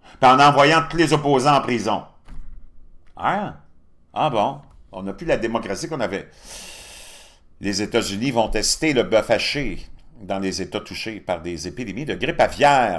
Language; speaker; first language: French; native; French